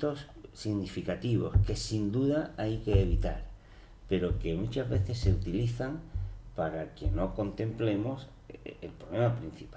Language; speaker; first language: Spanish; native; Spanish